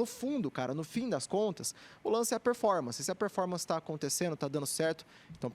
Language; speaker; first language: Portuguese; native; Portuguese